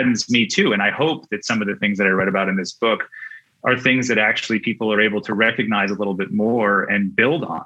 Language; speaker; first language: English; native; English